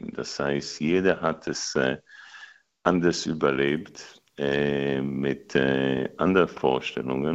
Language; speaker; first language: German; non-native, fluent; Hebrew